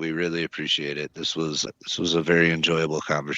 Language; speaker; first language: English; native; English